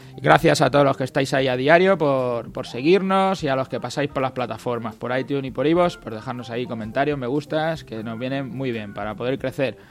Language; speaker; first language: Spanish; native; Spanish